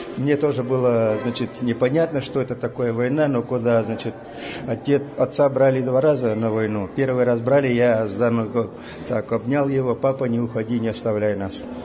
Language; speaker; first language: Russian; native; Russian